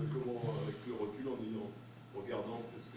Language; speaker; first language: French; native; French